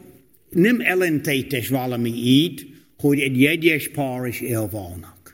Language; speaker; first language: Hungarian; non-native, fluent; English